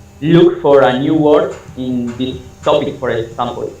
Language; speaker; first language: English; non-native, learner; Spanish